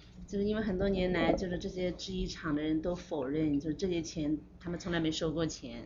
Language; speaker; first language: Chinese; native; Chinese